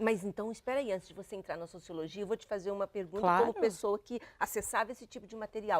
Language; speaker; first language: Portuguese; native; Portuguese